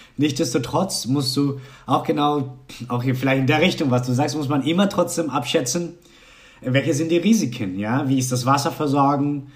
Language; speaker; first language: German; non-native, fluent; Spanish